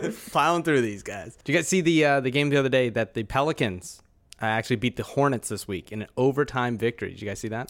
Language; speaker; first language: English; native; English